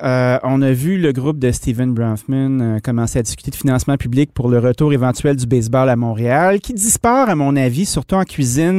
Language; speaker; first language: French; native; French